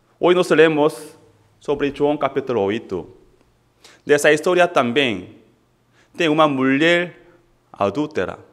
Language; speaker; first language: Portuguese; non-native, fluent; Korean